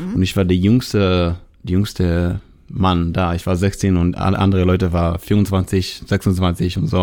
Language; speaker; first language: German; non-native, learner; Hebrew